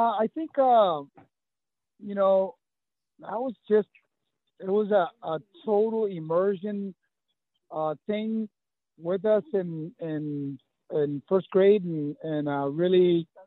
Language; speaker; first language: English; early bilingual, other home language; Spanish